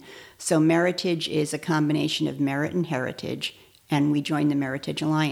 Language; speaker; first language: English; native; English